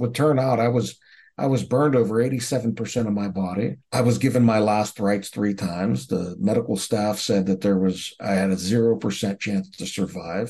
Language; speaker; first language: English; native; English